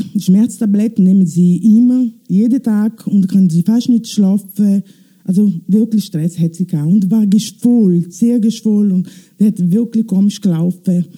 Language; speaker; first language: German; non-native, learner; Italian